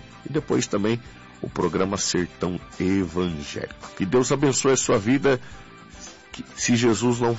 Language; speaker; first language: Portuguese; native; Portuguese